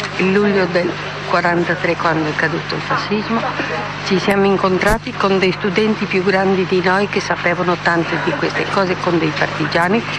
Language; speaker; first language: Italian; non-native, local second language; Slovenian